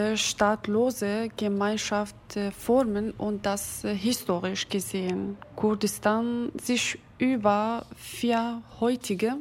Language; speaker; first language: German; non-native, fluent; Kurdish